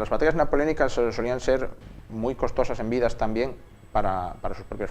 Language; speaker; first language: Spanish; native; Spanish